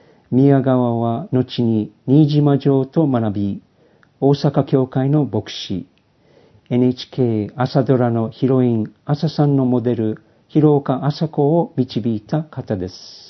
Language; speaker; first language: Japanese; early bilingual, heritage; Japanese